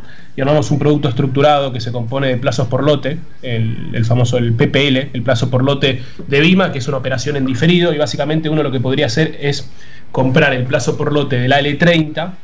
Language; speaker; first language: Spanish; native; Spanish